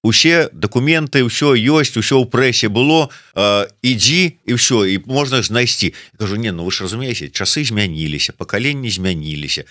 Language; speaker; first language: Belarusian; native; Belarusian